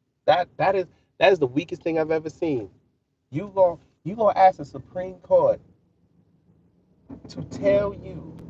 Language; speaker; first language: English; native; English